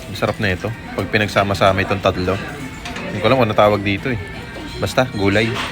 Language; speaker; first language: Filipino; native; Filipino